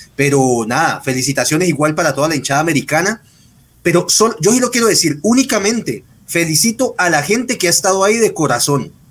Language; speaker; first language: Spanish; native; Spanish